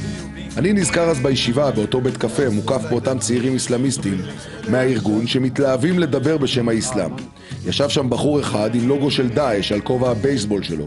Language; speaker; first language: Hebrew; native; Hebrew